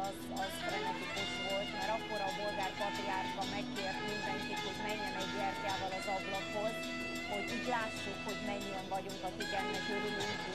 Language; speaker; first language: Hungarian; non-native, fluent; Bulgarian